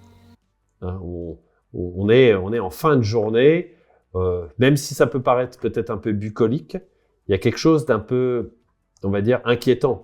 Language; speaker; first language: French; native; French